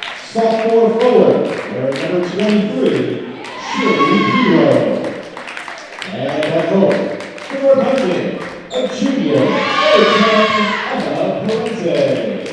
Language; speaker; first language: English; native; English